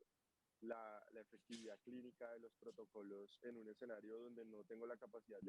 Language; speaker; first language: Spanish; native; Spanish